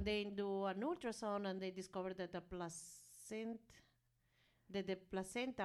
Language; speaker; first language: English; non-native, learner; Spanish